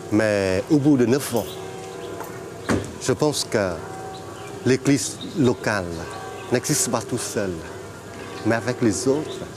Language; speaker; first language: French; non-native, fluent; Vietnamese